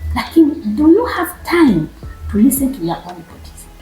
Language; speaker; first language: English; non-native, local second language; Swahili